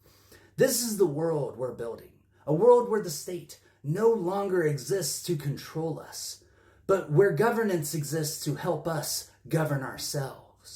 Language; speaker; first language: English; native; English